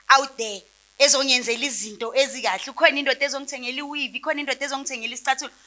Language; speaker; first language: Zulu; non-native, local second language; Southern Sotho